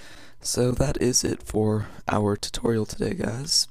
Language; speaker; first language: English; native; English